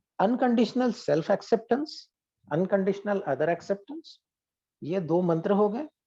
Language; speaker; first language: Hindi; non-native, local second language; Marathi